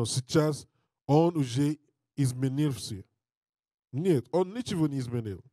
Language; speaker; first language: Russian; non-native, learner; English